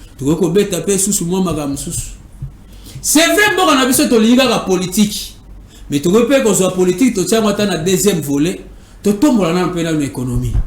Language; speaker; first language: Lingala; native; Lingala